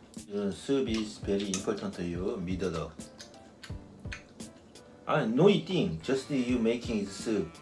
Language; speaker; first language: English; non-native, learner; Korean